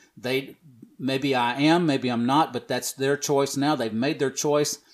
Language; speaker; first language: English; native; English